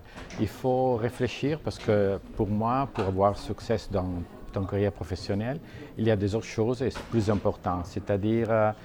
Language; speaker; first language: French; non-native, fluent; Italian